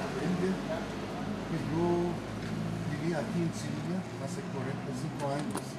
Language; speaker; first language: Spanish; non-native, fluent; English